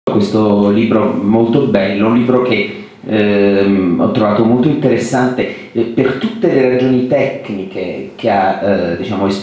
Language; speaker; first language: Italian; native; Italian